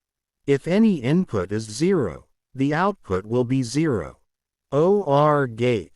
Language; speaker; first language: English; non-native, learner; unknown